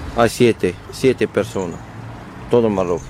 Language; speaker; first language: Spanish; non-native, learner; Arabic